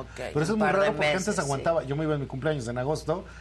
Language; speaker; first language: Spanish; native; Spanish